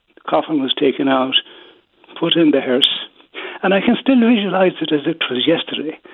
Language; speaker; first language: English; native; English